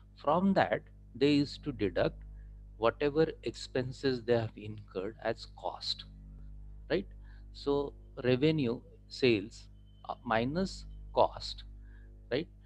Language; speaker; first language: English; non-native, local second language; Marathi